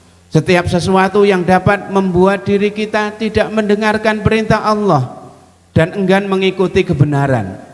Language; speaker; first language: Indonesian; native; Indonesian